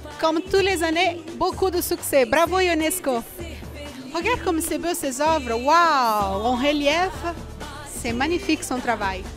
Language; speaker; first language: French; non-native, fluent; Portuguese